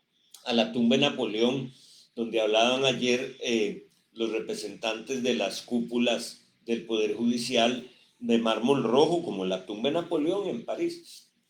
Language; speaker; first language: Spanish; native; Spanish